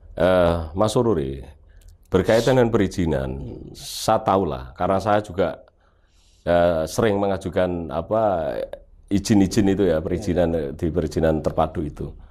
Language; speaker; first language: Indonesian; native; Indonesian